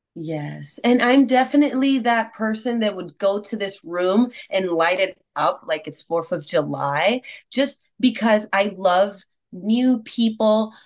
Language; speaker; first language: English; non-native, fluent; Spanish